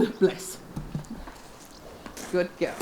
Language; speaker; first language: English; native; English